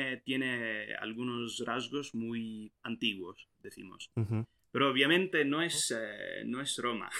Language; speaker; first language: Spanish; non-native, fluent; English